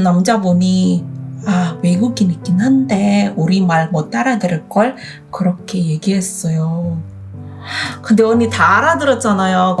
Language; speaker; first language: Korean; non-native, fluent; Indonesian